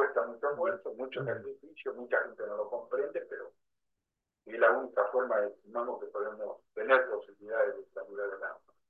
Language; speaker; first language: Spanish; native; Spanish